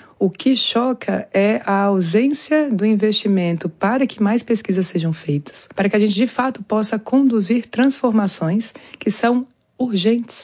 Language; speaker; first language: Portuguese; native; Portuguese